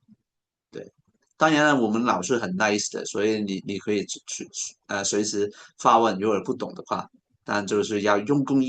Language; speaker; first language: Chinese; non-native, local second language; Cantonese